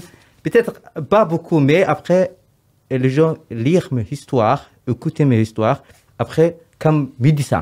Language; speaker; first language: French; non-native, learner; Somali